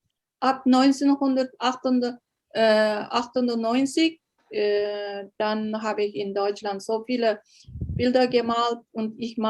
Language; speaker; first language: German; non-native, learner; Uyghur